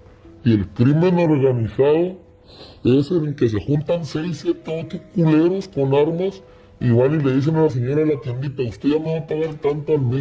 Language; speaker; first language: Spanish; native; Spanish